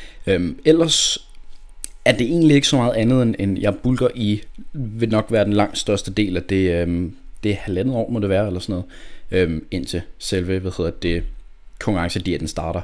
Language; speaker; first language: Danish; native; Danish